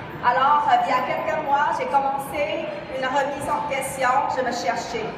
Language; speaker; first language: French; non-native, fluent; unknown